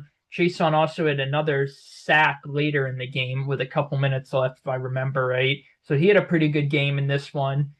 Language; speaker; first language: English; native; English